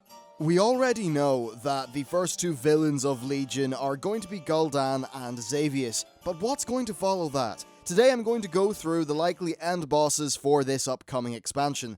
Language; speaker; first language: English; native; English